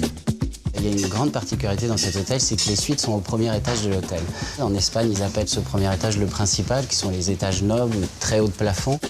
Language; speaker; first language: French; native; French